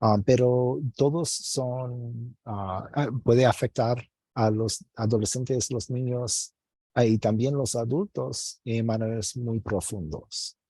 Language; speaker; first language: Spanish; non-native, fluent; English